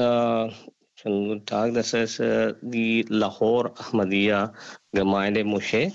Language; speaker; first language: German; non-native, learner; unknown